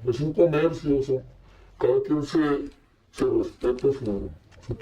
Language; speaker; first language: Spanish; native; Spanish